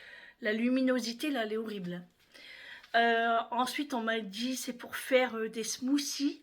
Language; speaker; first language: French; native; French